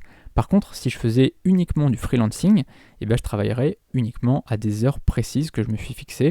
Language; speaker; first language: French; native; French